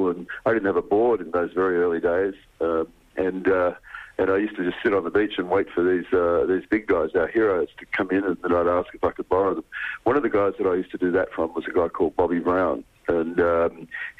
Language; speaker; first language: English; native; English